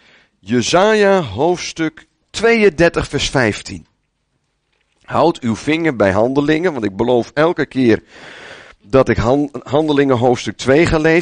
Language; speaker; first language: Dutch; native; Dutch